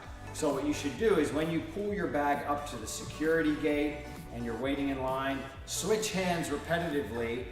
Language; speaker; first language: English; native; English